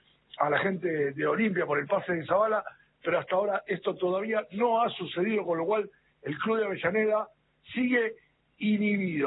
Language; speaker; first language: Spanish; native; Spanish